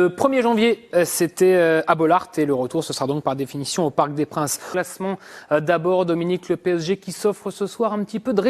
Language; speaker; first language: French; native; French